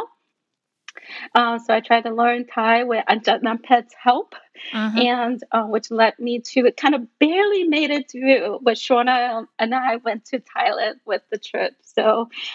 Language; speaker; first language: English; non-native, fluent; Min Nan Chinese